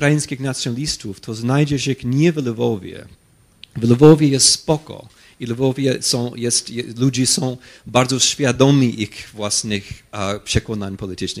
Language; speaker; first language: Polish; non-native, fluent; English